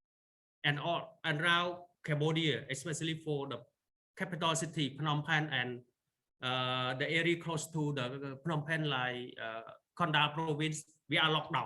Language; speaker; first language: English; non-native, learner; Khmer